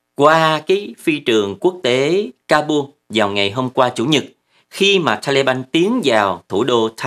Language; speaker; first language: Vietnamese; native; Vietnamese